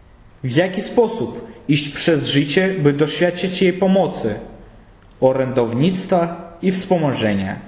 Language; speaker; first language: Polish; native; Polish